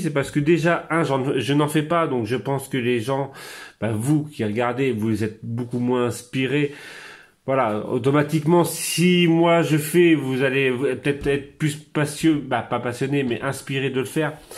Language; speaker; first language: French; native; French